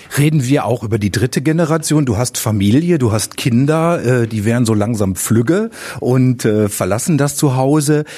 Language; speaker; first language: German; native; German